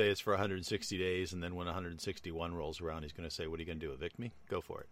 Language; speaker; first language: English; native; English